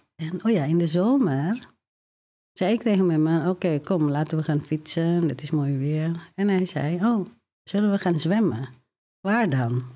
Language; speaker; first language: Dutch; non-native, fluent; Indonesian